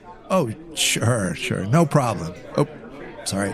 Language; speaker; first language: English; non-native, fluent; Polish